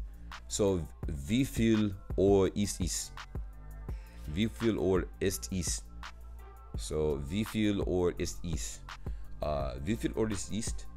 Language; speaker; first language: German; non-native, learner; English